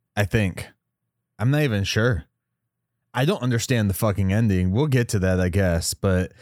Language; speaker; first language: English; native; English